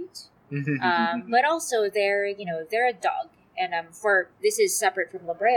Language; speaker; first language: English; non-native, local second language; Filipino